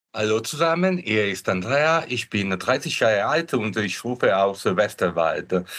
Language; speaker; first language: German; non-native, learner; Italian